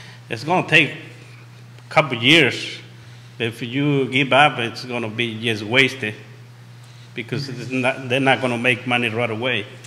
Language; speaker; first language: English; non-native, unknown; Spanish